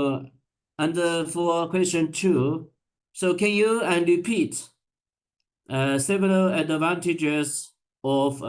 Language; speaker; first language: English; non-native, learner; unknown